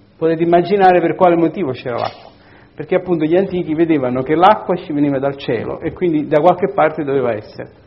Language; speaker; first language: Italian; native; Italian